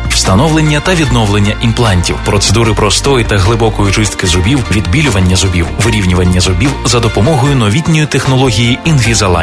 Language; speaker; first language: Ukrainian; native; Ukrainian